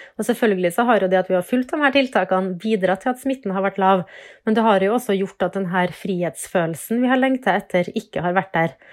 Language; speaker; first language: Norwegian; native; Norwegian